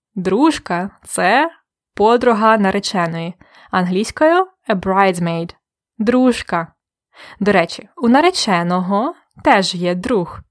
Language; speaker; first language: Ukrainian; native; Ukrainian